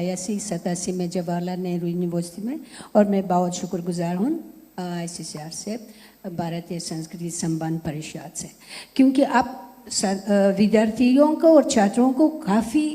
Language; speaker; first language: Hindi; non-native, fluent; Russian